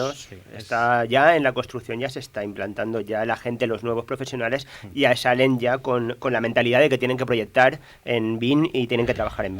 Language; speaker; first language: Spanish; native; Spanish